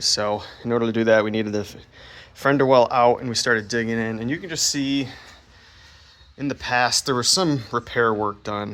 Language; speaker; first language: English; native; English